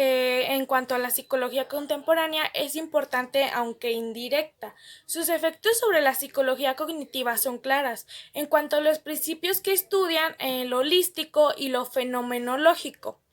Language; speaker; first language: Spanish; native; Spanish